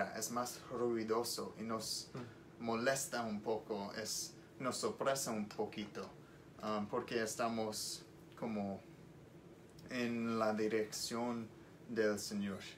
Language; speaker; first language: Spanish; non-native, learner; English